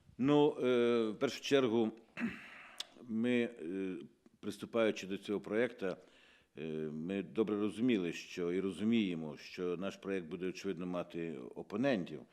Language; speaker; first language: Ukrainian; native; Ukrainian